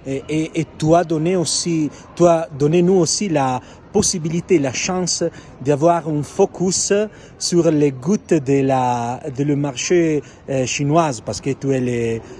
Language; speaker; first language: French; non-native, learner; Italian